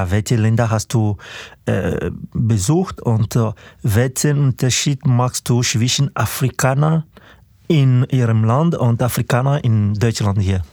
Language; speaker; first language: German; non-native, fluent; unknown